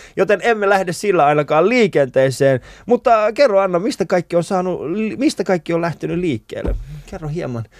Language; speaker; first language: Finnish; early bilingual, other home language; Persian